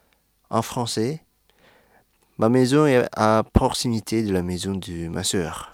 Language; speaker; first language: French; non-native, fluent; Indonesian